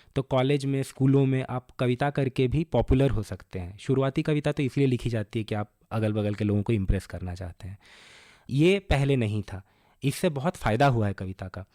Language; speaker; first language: Hindi; non-native, local second language; Bangla